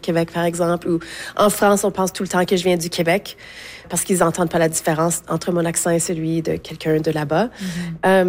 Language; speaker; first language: French; native; French